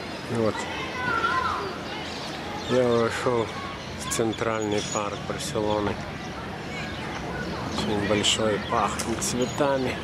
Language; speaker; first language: Russian; non-native, fluent; Lithuanian